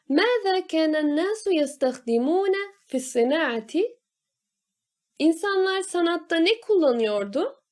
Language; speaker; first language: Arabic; non-native, fluent; Turkish